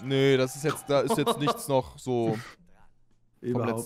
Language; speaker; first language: German; native; German